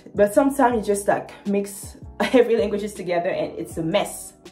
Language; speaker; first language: English; non-native, fluent; Lingala